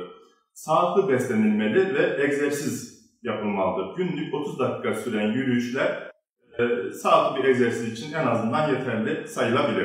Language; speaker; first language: Turkish; native; Turkish